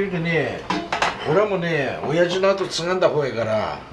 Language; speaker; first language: Japanese; native; Japanese